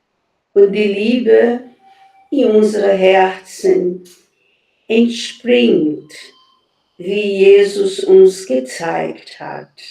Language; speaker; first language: German; non-native, fluent; Portuguese